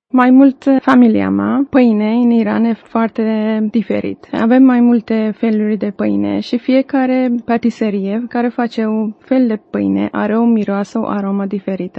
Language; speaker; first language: Romanian; non-native, learner; Persian